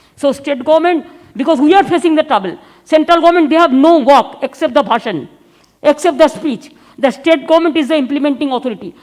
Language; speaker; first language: English; non-native, local second language; Bangla